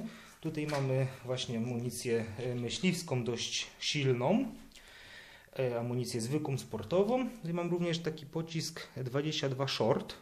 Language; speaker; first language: Polish; native; Polish